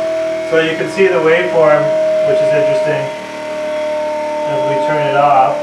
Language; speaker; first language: English; native; English